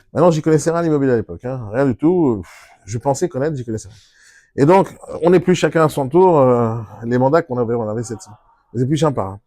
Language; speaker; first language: French; non-native, fluent; Hebrew